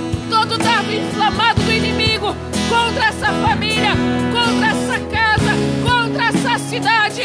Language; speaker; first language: Portuguese; native; Portuguese